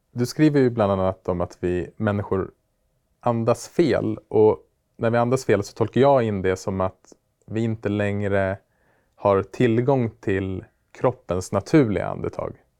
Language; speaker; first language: Swedish; native; Swedish